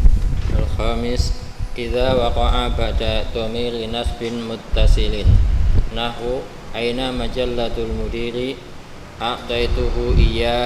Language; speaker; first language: Arabic; non-native, learner; Indonesian